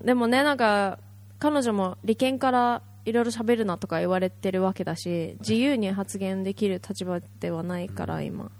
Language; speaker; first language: Japanese; native; Japanese